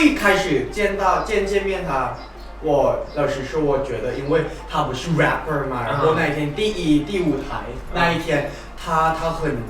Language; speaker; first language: Chinese; non-native, fluent; Thai